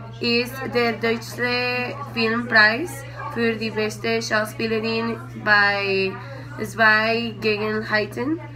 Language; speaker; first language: German; non-native, learner; Spanish